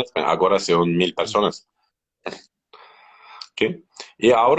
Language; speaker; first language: Spanish; non-native, learner; Turkish